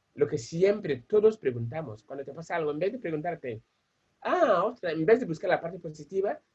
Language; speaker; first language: Spanish; non-native, fluent; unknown